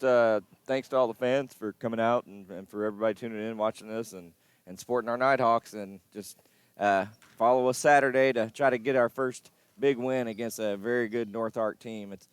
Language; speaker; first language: English; native; English